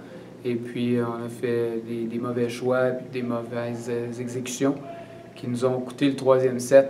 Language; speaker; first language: French; native; French